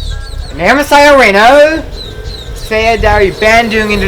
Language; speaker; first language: Indonesian; non-native, local second language; English